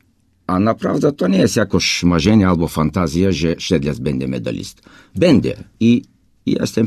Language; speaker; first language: Polish; non-native, fluent; Bulgarian